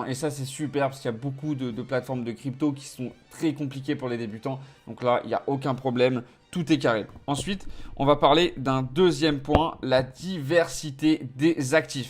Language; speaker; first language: French; native; French